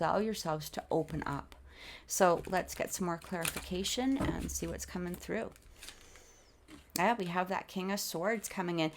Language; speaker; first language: English; native; English